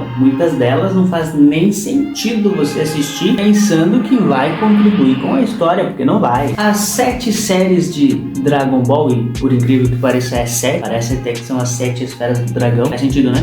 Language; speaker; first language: Portuguese; native; Portuguese